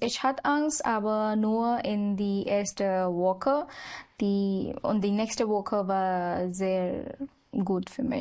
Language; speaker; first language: German; non-native, learner; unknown